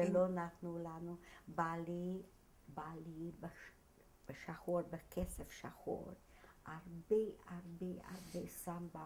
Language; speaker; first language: Hebrew; non-native, fluent; Hungarian